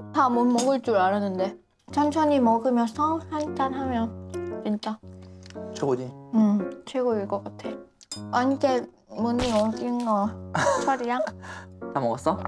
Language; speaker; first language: Korean; non-native, fluent; Lao